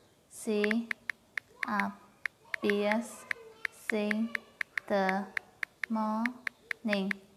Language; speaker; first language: English; non-native, learner; Vietnamese